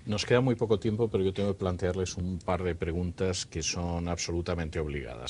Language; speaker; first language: Spanish; native; Spanish